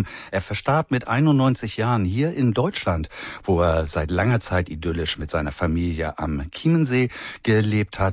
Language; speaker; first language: German; native; German